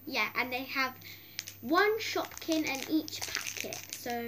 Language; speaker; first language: English; native; English